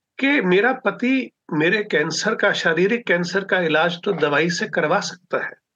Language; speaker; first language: Hindi; non-native, local second language; Punjabi